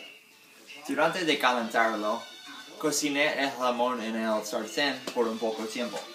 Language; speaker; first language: Spanish; non-native, learner; English